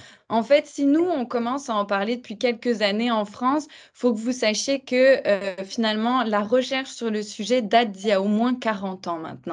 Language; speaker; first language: French; native; French